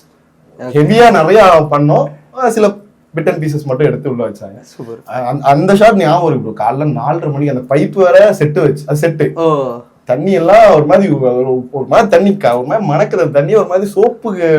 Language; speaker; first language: Tamil; native; Tamil